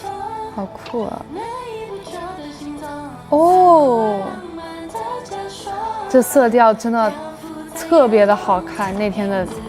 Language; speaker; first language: Chinese; native; Chinese